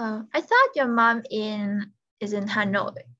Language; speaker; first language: English; non-native, fluent; Vietnamese